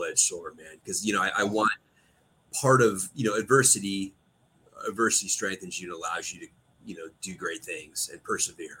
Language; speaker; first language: English; native; English